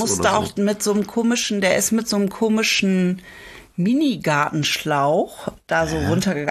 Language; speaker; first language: German; native; German